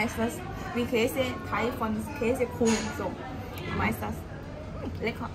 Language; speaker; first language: German; non-native, learner; Thai